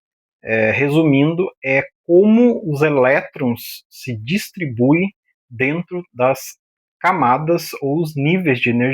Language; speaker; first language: Portuguese; native; Portuguese